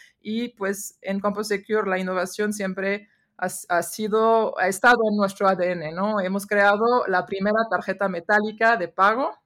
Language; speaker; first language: Spanish; non-native, fluent; French